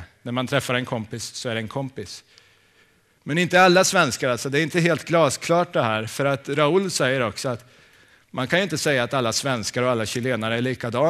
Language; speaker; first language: Swedish; native; Swedish